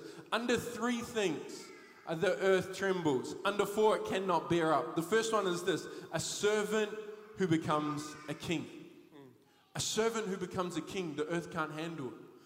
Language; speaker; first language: English; native; English